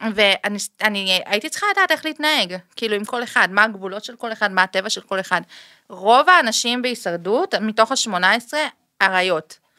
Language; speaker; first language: Hebrew; early bilingual, other home language; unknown